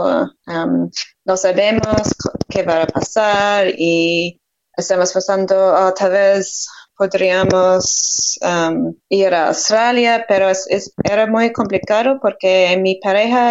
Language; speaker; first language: Spanish; non-native, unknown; English